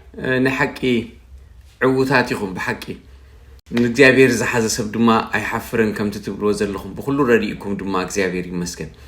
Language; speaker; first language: Tigrinya; native; Tigrinya